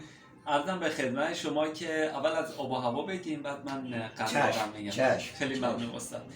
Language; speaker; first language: Persian; native; Persian